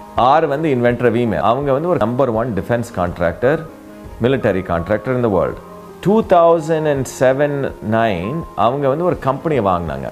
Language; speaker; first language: Tamil; early bilingual, heritage; Tamil